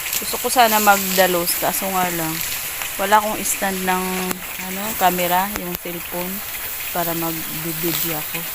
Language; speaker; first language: Filipino; non-native, local second language; Waray